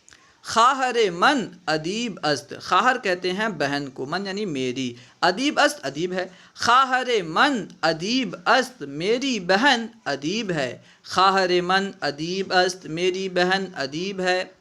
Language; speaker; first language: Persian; non-native, fluent; Urdu